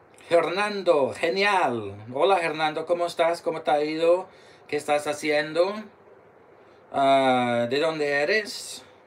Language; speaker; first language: Spanish; non-native, learner; English